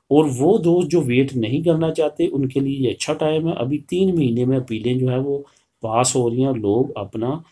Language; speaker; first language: Urdu; native; Urdu